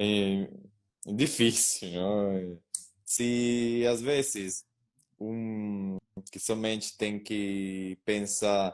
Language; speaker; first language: Portuguese; non-native, learner; Spanish